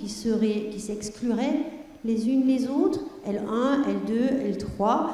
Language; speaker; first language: French; non-native, fluent; German